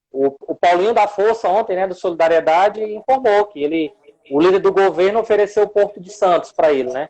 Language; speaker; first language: Portuguese; native; Portuguese